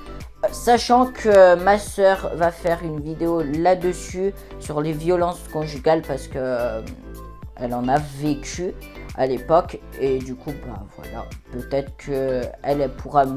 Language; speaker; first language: French; native; French